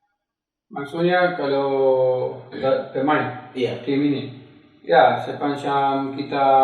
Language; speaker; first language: Indonesian; non-native, fluent; Spanish